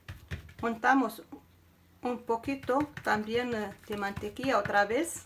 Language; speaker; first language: Spanish; non-native, fluent; Arabic